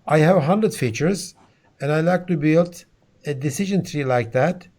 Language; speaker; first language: English; non-native, fluent; Turkish